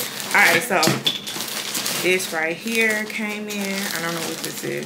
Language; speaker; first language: English; native; English